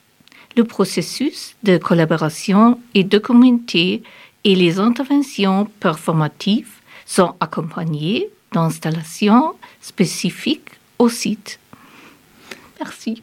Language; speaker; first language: French; non-native, learner; German